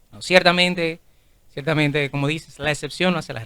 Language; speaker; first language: Spanish; native; Spanish